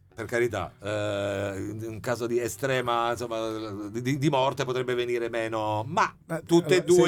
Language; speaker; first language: Italian; native; Italian